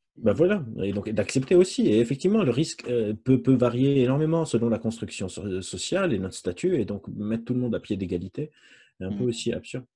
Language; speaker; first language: French; non-native, local second language; Arabic